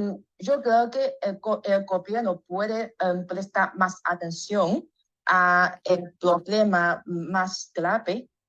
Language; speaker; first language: Spanish; non-native, learner; Chinese